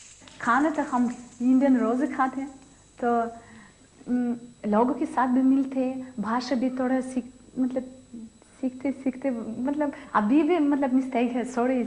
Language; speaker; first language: Hindi; non-native, learner; Russian